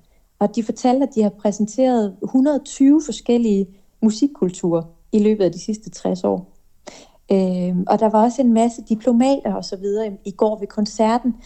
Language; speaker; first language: Danish; native; Danish